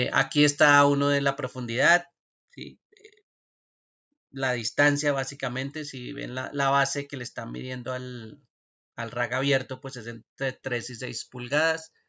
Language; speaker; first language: Spanish; native; Spanish